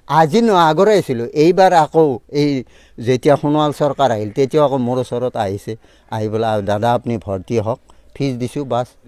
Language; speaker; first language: Assamese; native; Assamese